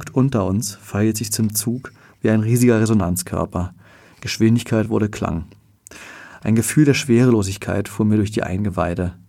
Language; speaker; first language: German; native; German